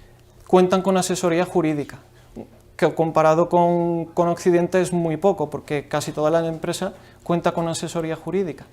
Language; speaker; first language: Spanish; native; Spanish